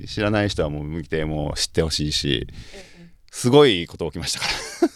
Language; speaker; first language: Japanese; native; Japanese